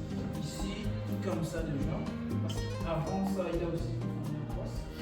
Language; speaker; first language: French; non-native, learner; Portuguese